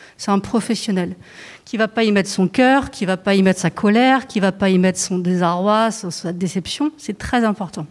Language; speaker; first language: French; native; French